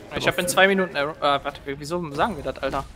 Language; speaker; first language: German; native; German